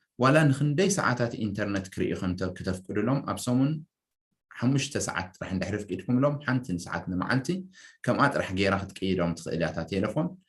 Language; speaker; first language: Tigrinya; native; Tigrinya